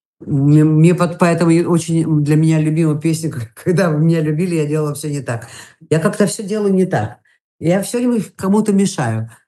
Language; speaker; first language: Russian; non-native, local second language; Latvian